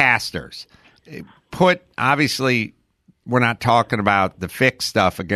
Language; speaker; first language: English; native; English